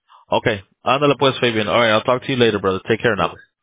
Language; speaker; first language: English; early bilingual, other home language; Spanish